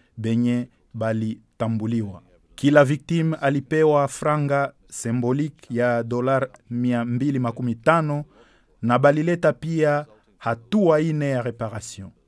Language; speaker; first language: Swahili; native; Swahili